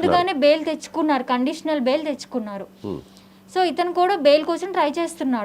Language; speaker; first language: Telugu; native; Telugu